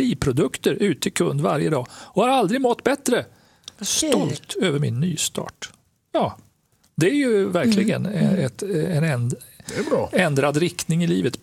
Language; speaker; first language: Swedish; native; Swedish